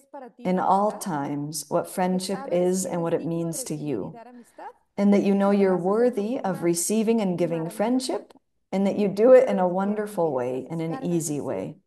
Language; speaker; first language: English; non-native, fluent; Spanish